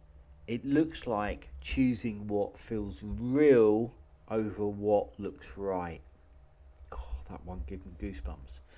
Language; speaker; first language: English; native; English